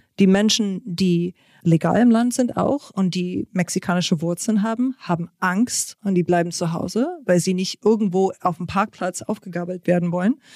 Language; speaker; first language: German; non-native, fluent; English